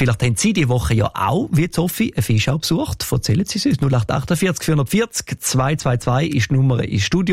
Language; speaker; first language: German; native; German